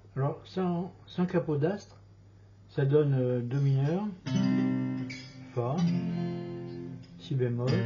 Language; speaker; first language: French; native; French